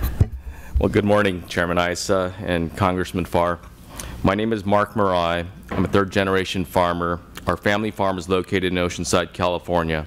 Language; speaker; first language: English; native; English